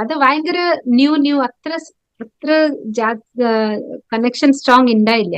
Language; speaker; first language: Malayalam; non-native, local second language; Odia